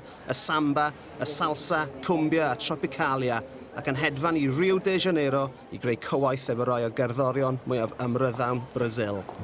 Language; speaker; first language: Welsh; native; Welsh